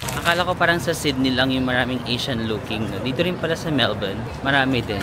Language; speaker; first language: Filipino; native; Filipino